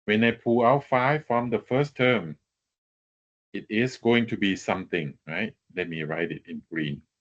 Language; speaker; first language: English; non-native, fluent; Thai